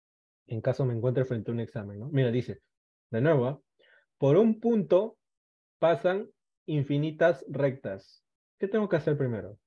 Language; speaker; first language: Spanish; native; Spanish